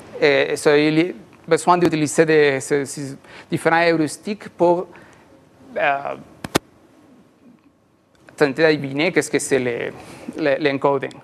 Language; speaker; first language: French; non-native, learner; Spanish